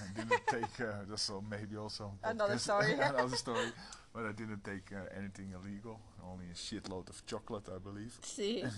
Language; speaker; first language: English; non-native, fluent; Dutch